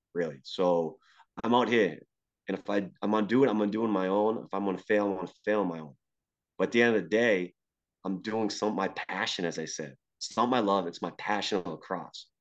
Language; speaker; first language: English; native; English